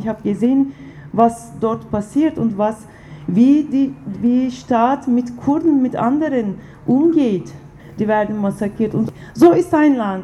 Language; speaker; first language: German; non-native, fluent; Turkish